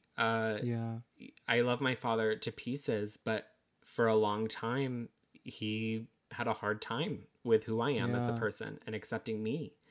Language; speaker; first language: English; native; English